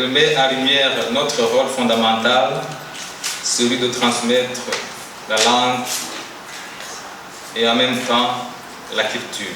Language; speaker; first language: French; non-native, local second language; Rundi